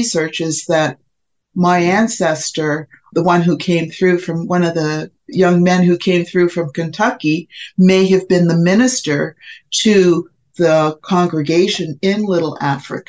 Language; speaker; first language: English; native; English